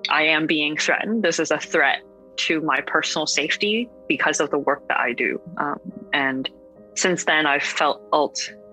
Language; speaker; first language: English; non-native, local second language; Cantonese